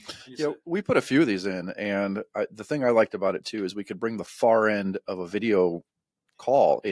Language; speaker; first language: English; native; English